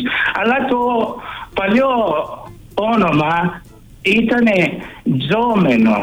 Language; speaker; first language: Greek; non-native, fluent; Italian